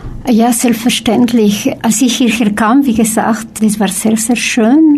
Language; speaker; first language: German; non-native, fluent; Spanish